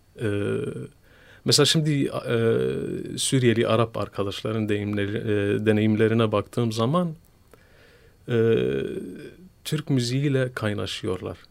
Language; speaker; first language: Turkish; non-native, fluent; Kurdish